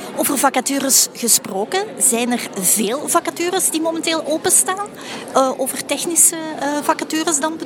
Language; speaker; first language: Dutch; native; Dutch